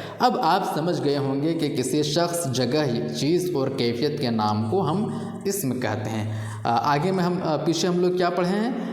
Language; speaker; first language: Urdu; native; Urdu